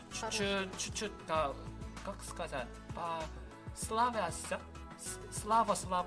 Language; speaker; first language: Russian; non-native, learner; Korean